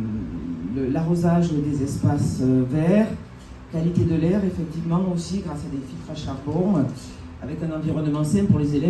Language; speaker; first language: French; native; French